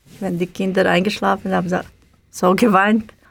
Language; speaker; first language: German; non-native, learner; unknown